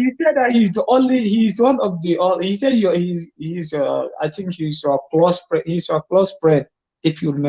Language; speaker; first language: English; non-native, fluent; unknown